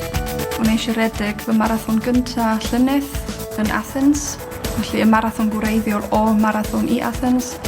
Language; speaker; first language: Welsh; non-native, fluent; German